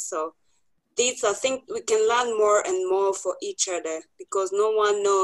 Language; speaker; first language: English; non-native, local second language; Kinyarwanda